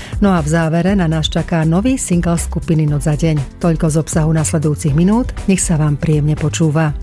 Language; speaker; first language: Slovak; native; Slovak